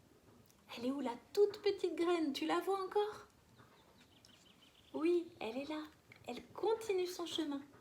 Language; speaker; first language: French; native; French